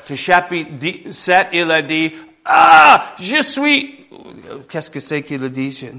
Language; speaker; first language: French; non-native, fluent; English